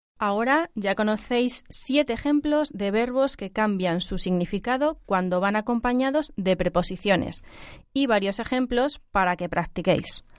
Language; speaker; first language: Spanish; native; Spanish